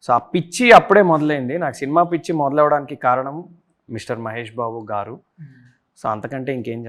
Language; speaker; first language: Telugu; native; Telugu